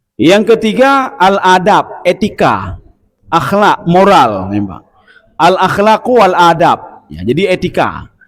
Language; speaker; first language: Malay; non-native, local second language; Achinese